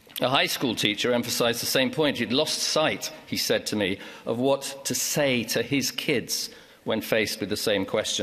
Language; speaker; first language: English; native; English